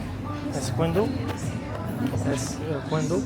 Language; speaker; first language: Spanish; non-native, learner; French